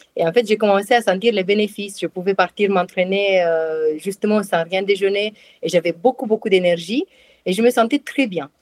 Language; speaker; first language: French; non-native, fluent; Romanian